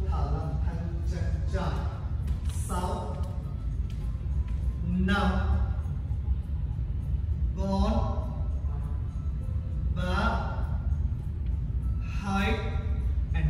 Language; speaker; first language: Vietnamese; non-native, learner; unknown